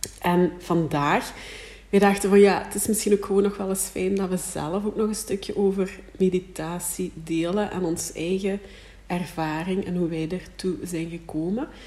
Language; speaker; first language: Dutch; native; Dutch